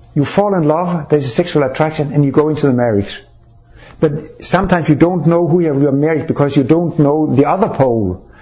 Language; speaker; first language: English; non-native, fluent; Danish